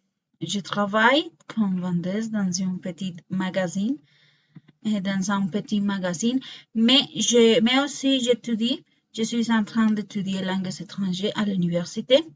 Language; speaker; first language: French; non-native, learner; Spanish